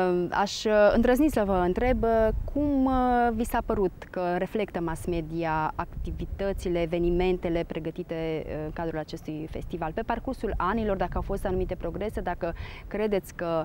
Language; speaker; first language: Romanian; native; Romanian